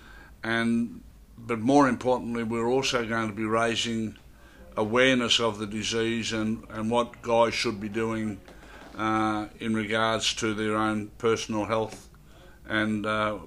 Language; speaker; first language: English; native; English